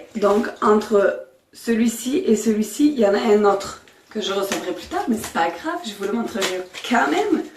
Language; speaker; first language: French; native; French